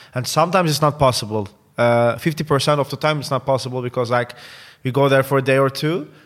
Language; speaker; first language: English; non-native, fluent; Turkish